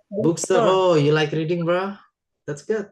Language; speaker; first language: English; non-native, local second language; Indonesian